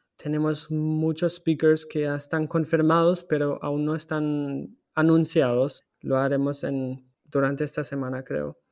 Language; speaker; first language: Spanish; non-native, fluent; German